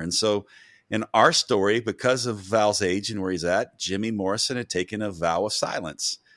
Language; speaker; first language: English; native; English